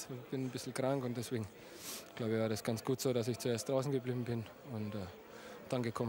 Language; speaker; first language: German; native; German